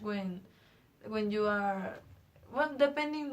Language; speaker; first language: English; non-native, learner; Spanish